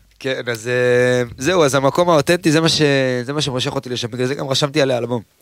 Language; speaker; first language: Hebrew; early bilingual, other home language; Amharic